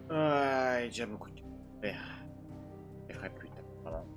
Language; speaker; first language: French; native; French